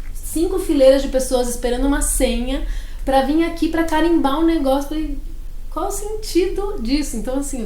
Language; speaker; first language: Portuguese; early bilingual, other home language; Spanish